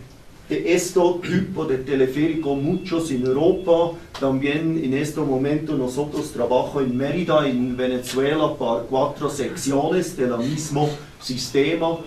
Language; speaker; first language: Spanish; non-native, learner; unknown